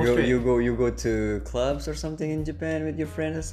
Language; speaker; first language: English; non-native, fluent; Indonesian